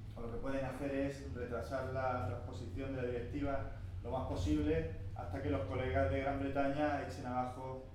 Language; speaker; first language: Spanish; native; Spanish